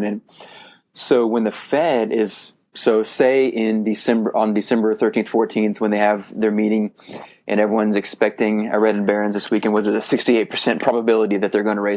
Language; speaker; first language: English; native; English